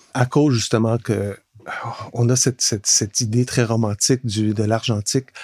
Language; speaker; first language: French; native; French